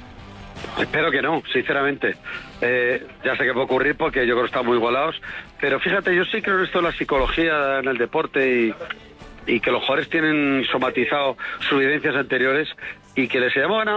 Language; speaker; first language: Spanish; native; Spanish